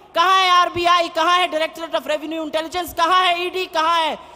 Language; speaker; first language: Hindi; native; Hindi